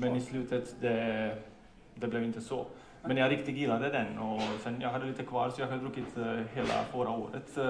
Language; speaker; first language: Swedish; non-native, learner; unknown